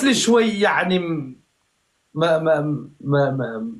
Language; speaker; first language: Arabic; native; Arabic